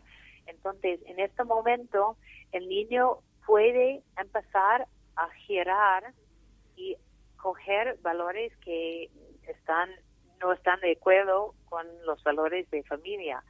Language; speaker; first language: Spanish; non-native, fluent; English